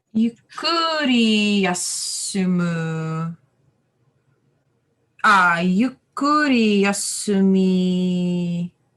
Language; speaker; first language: Japanese; non-native, learner; English